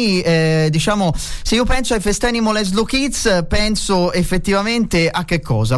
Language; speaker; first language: Italian; native; Italian